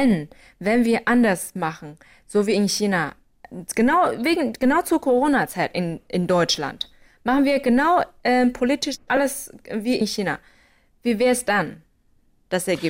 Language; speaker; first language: German; non-native, fluent; Chinese